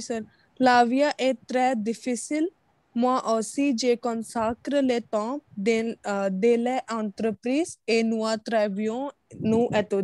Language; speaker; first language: French; non-native, learner; Hindi